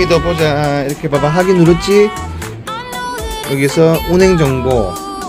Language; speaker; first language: Korean; native; Korean